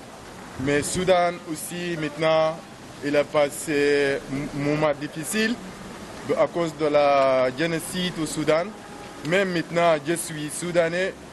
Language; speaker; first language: French; non-native, learner; Arabic